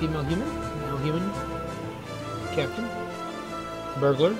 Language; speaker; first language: English; native; English